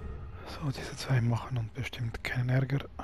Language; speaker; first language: German; native; German